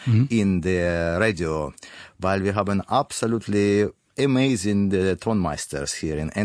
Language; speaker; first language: German; non-native, learner; Russian